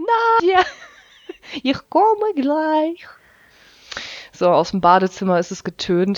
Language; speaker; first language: German; native; German